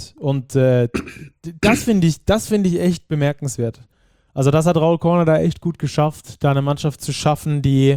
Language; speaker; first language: German; native; German